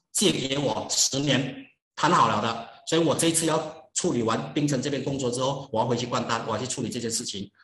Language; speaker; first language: Chinese; native; Chinese